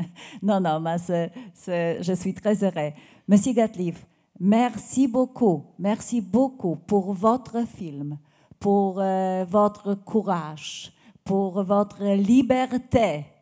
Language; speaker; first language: French; non-native, learner; Polish